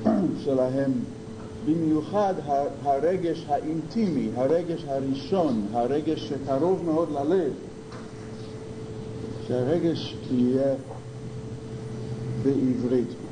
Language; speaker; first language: Hebrew; non-native, fluent; English